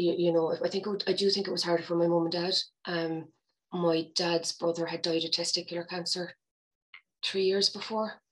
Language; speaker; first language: English; native; English